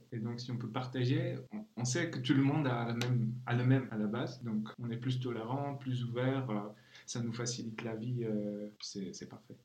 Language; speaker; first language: French; non-native, fluent; Czech